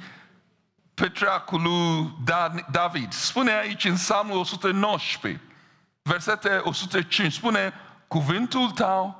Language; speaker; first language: Romanian; non-native, fluent; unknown